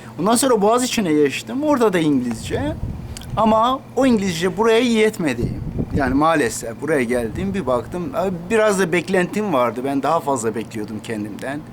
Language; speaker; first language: Turkish; non-native, local second language; Kurdish